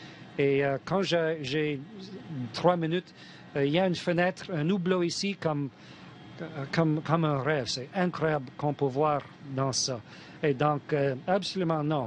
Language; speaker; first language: French; non-native, fluent; English